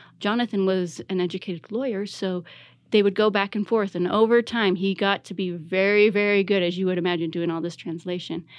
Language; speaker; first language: English; native; English